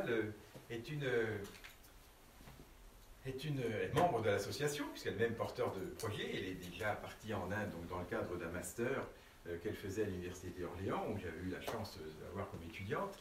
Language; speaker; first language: French; native; French